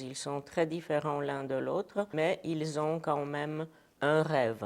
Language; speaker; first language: French; non-native, fluent; Polish